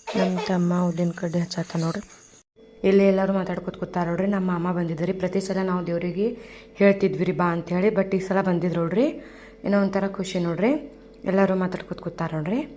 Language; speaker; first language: Kannada; non-native, local second language; Lambadi